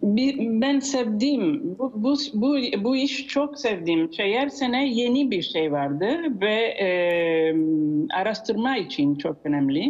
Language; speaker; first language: Turkish; non-native, learner; Italian